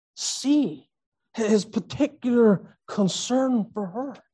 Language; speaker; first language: English; native; English